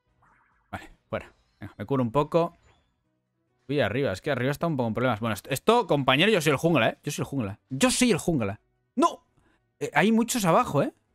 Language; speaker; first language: Spanish; native; Spanish